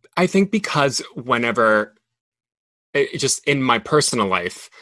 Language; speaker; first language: English; non-native, fluent; Spanish